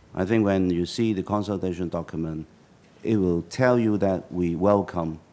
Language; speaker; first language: English; non-native, local second language; Chinese